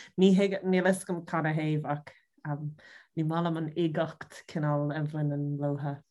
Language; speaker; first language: Irish; native; Irish